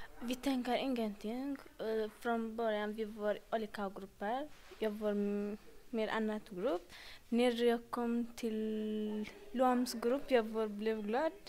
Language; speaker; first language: Swedish; non-native, learner; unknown